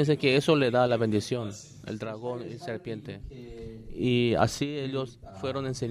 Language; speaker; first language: Spanish; non-native, learner; Korean